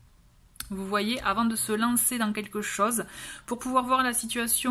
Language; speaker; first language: French; native; French